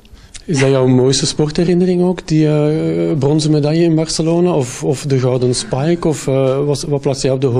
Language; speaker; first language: Dutch; native; Dutch